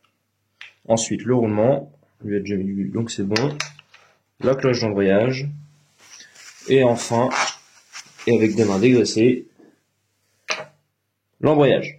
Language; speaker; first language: French; native; French